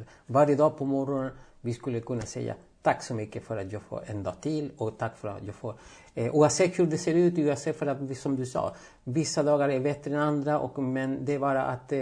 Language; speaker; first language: Swedish; non-native, fluent; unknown